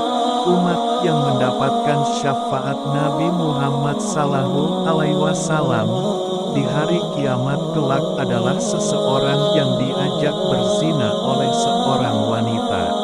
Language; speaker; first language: Indonesian; native; Indonesian